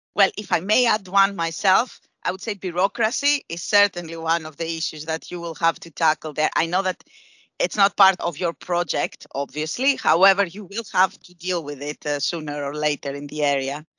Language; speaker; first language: English; non-native, fluent; Greek